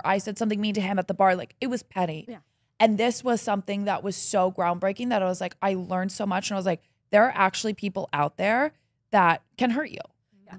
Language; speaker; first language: English; native; English